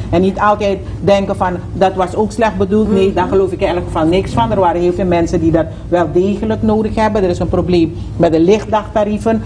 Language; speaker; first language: Dutch; native; Dutch